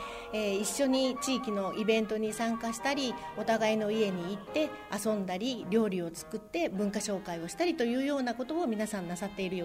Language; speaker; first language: Japanese; native; Japanese